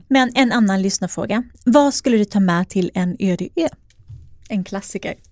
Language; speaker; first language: Swedish; native; Swedish